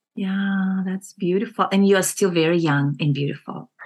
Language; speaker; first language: English; non-native, fluent; Kazakh